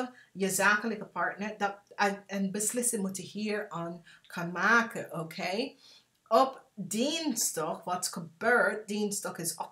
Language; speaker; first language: Dutch; non-native, learner; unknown